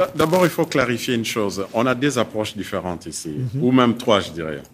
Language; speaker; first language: French; non-native, local second language; Swahili